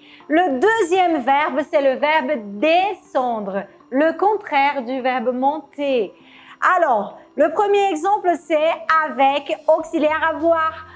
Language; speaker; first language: French; non-native, fluent; Portuguese